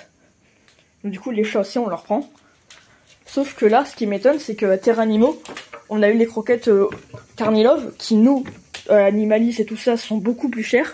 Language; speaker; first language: French; native; French